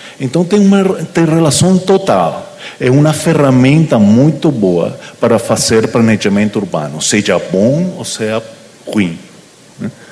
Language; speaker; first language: Portuguese; non-native, learner; Spanish